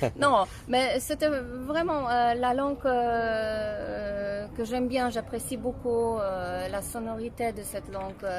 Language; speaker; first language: French; non-native, fluent; Polish